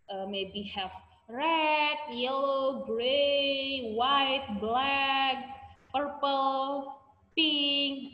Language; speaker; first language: English; non-native, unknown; Indonesian